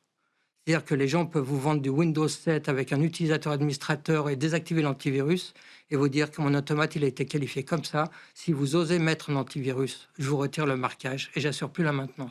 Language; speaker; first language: French; native; French